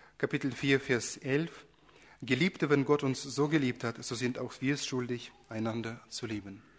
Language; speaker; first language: German; early bilingual, other home language; Russian